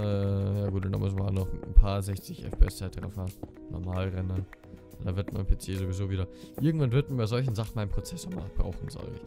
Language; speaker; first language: German; native; German